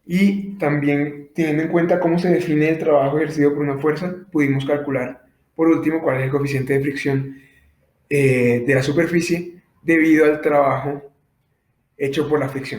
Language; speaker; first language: Spanish; native; Spanish